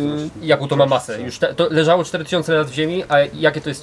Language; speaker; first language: Polish; native; Polish